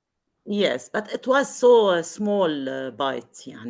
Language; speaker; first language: English; non-native, learner; Arabic